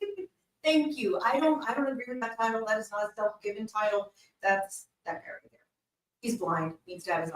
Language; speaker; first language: English; native; English